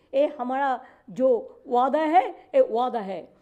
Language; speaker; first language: Hindi; non-native, local second language; Bangla